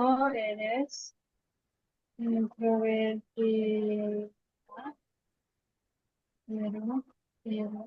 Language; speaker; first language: Spanish; non-native, learner; Bangla